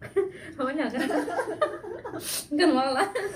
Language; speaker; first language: Chinese; non-native, learner; Urdu